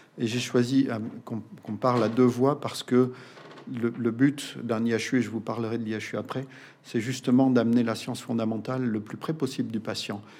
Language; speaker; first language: French; native; French